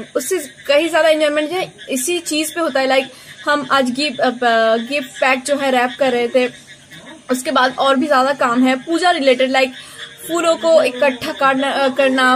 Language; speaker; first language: Hindi; non-native, local second language; Bangla